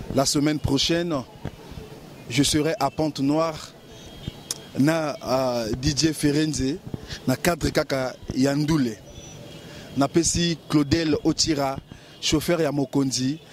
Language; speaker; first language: Lingala; native; Lingala